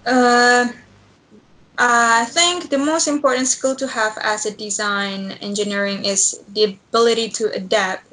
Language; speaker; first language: English; non-native, learner; Indonesian